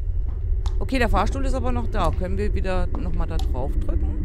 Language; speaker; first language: German; native; German